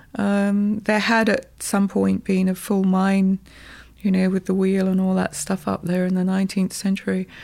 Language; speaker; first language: English; native; English